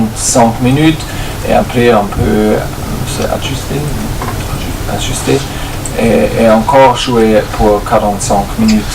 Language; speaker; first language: French; non-native, fluent; German